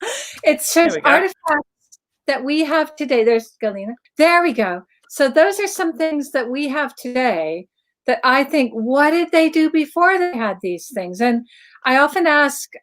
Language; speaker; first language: English; native; English